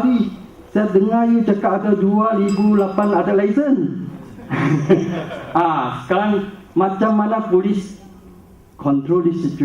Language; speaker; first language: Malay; non-native, local second language; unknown